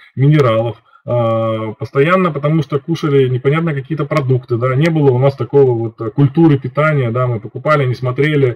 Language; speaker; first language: Russian; native; Russian